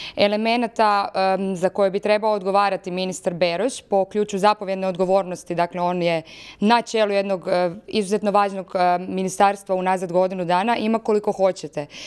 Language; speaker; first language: Croatian; native; Croatian